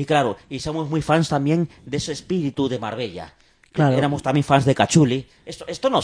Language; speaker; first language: Spanish; native; Spanish